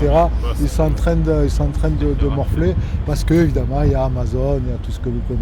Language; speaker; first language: French; native; French